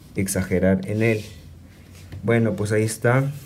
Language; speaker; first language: Spanish; native; Spanish